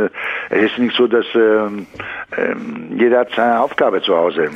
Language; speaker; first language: German; non-native, fluent; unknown